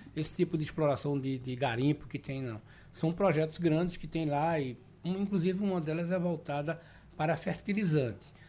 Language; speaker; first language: Portuguese; native; Portuguese